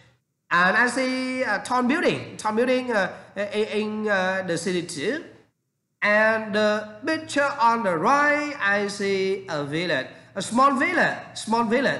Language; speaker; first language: English; non-native, learner; Vietnamese